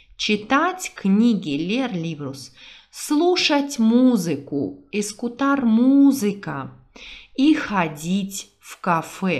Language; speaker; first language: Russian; non-native, fluent; Portuguese